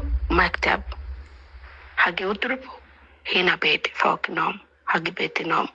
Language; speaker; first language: Arabic; non-native, learner; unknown